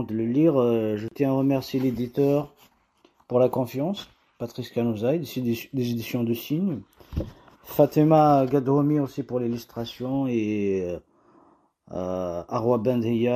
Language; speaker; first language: French; non-native, local second language; Kabyle